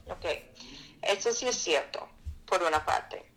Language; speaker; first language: Spanish; non-native, fluent; English